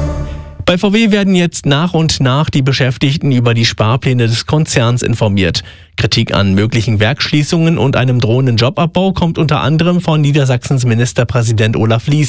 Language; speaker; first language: German; native; German